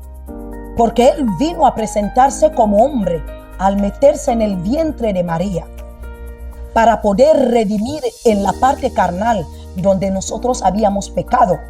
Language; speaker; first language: Spanish; non-native, local second language; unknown